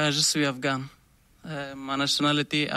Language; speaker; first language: French; non-native, learner; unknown